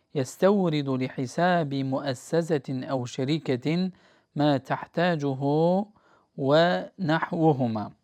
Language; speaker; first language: Arabic; non-native, fluent; Turkish